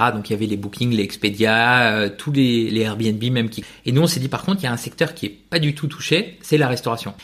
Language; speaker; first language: French; non-native, fluent; Spanish